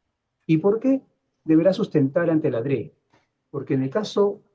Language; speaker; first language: Spanish; native; Spanish